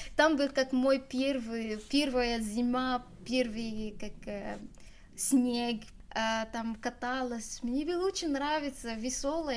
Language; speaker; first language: Russian; non-native, learner; Arabic